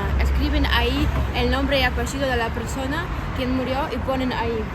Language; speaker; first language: Spanish; non-native, fluent; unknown